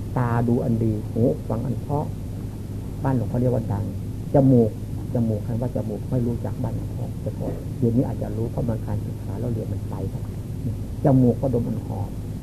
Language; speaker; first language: Thai; non-native, local second language; Lao